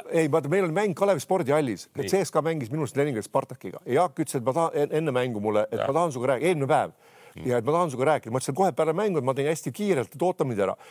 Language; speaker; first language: Estonian; native; Estonian